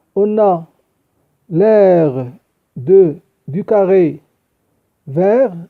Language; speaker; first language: French; non-native, local second language; Arabic